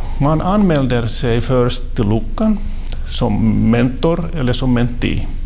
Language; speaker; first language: Swedish; non-native, local second language; Finnish